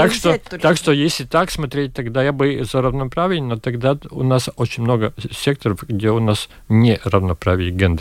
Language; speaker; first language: Russian; non-native, local second language; Latvian